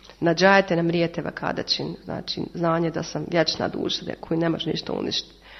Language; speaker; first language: Serbian; native; Serbian